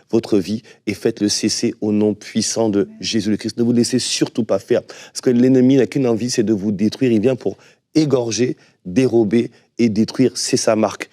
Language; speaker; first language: French; native; French